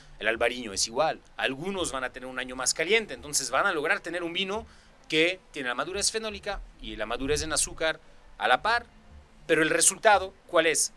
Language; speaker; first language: Spanish; non-native, fluent; French